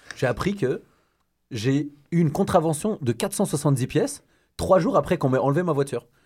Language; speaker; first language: French; native; French